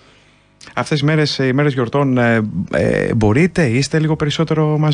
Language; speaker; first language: Greek; native; Greek